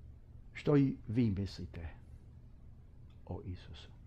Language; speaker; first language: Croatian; non-native, fluent; English